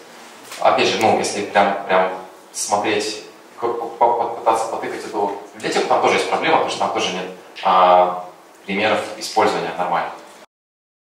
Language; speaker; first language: Russian; native; Russian